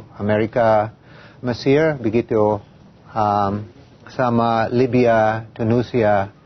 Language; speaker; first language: Indonesian; non-native, fluent; English